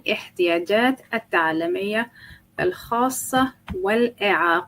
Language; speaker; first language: Arabic; non-native, fluent; English